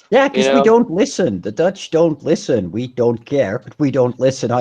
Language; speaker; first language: English; native; English